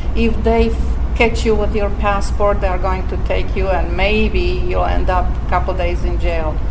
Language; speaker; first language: English; non-native, fluent; Slovak